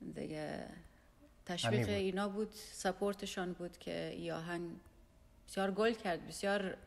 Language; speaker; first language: Persian; non-native, local second language; Pashto